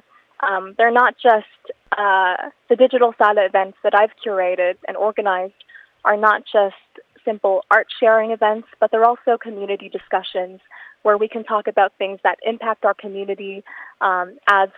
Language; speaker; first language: English; non-native, local second language; Filipino